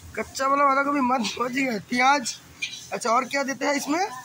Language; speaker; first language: Hindi; non-native, local second language; Bangla